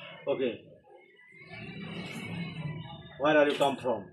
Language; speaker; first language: English; non-native, learner; Bangla